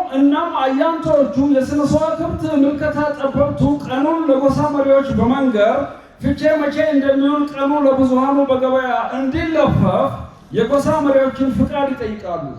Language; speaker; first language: Amharic; non-native, local second language; Sidamo